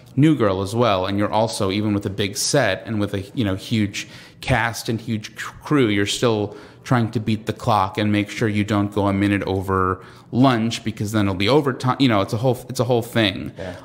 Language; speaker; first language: English; native; English